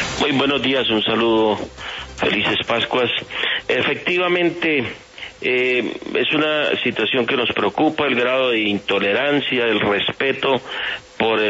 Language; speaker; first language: Spanish; native; Spanish